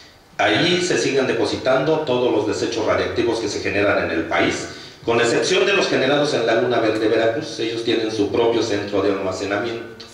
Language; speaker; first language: Spanish; native; Spanish